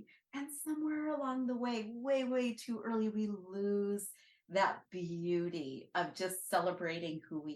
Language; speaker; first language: English; native; English